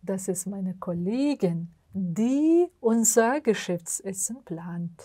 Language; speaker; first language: German; non-native, fluent; Uzbek